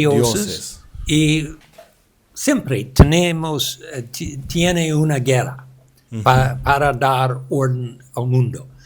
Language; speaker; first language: Spanish; non-native, learner; English